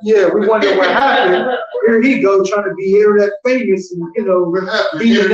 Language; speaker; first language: English; native; English